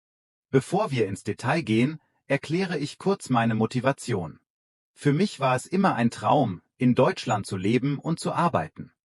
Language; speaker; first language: German; non-native, fluent; Vietnamese